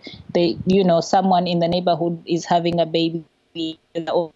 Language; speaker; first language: English; non-native, local second language; Ganda